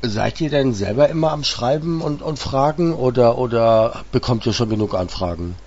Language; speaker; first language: German; native; German